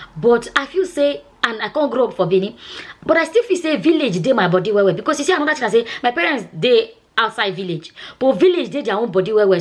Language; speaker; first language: Nigerian Pidgin; non-native, local second language; Igbo